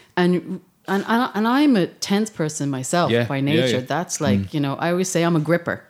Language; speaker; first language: English; native; English